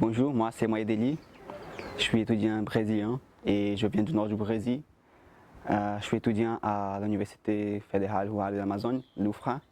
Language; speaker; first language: French; non-native, fluent; Portuguese